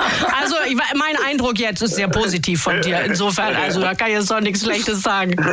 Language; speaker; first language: German; native; German